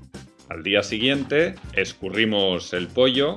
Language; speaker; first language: Spanish; native; Spanish